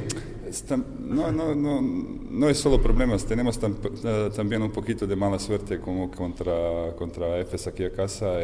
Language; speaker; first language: Spanish; non-native, fluent; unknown